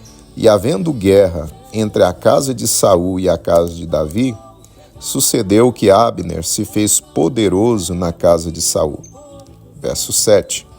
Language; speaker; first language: Portuguese; native; Portuguese